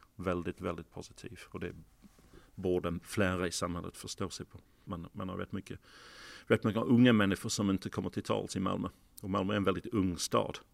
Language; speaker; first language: Swedish; non-native, fluent; English